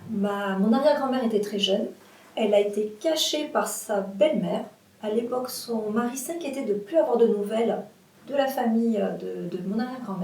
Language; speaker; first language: French; native; French